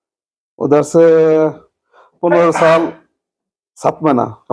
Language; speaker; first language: Hindi; non-native, learner; Bangla